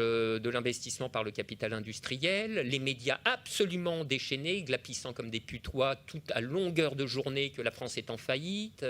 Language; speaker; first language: French; native; French